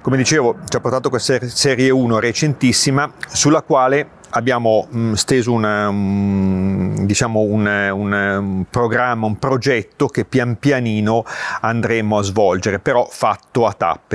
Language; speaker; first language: Italian; native; Italian